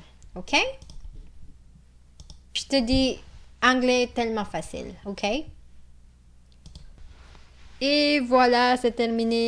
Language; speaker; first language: French; non-native, fluent; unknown